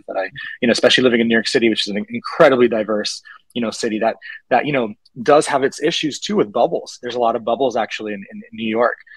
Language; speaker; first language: English; early bilingual, other home language; Spanish